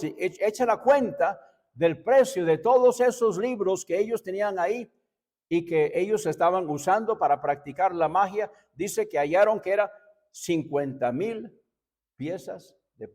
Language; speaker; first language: Spanish; native; Spanish